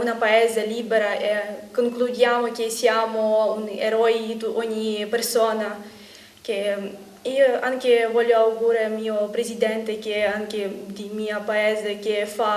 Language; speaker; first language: Italian; non-native, learner; Ukrainian